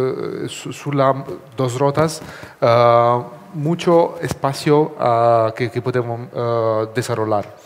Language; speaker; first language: Spanish; non-native, learner; Italian